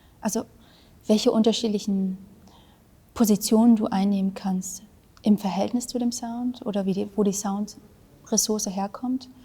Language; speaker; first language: German; early bilingual, other home language; Vietnamese